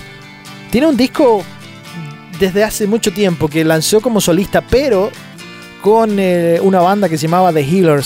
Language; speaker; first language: Spanish; native; Spanish